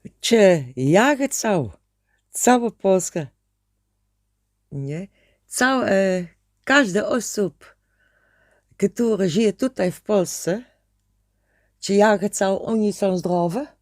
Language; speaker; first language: Polish; non-native, learner; Dutch